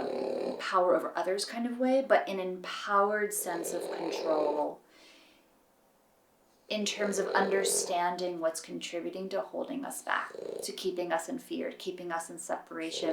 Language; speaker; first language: English; native; English